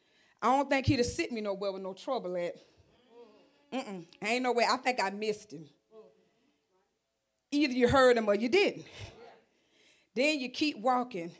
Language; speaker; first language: English; native; English